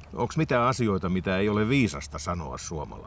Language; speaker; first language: Finnish; native; Finnish